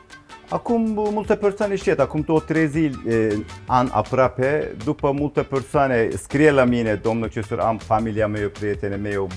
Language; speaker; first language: Romanian; non-native, learner; Turkish